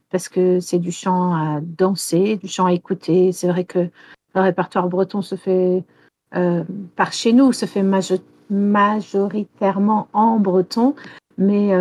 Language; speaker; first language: French; non-native, fluent; English